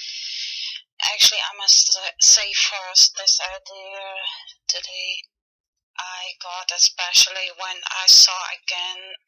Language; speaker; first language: English; non-native, learner; German